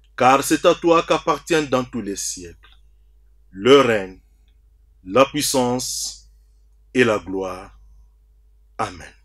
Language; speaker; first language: French; non-native, local second language; Swahili